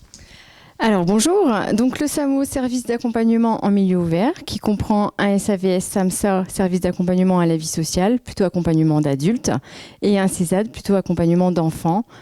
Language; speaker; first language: French; native; French